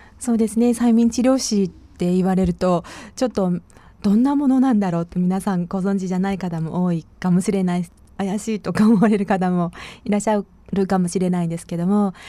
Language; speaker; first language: Japanese; non-native, fluent; Chinese